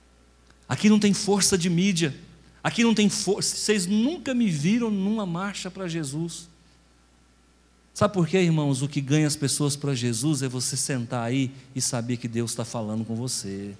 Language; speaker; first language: Portuguese; native; Portuguese